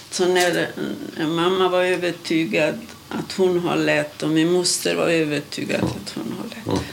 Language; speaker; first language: Swedish; non-native, fluent; Hungarian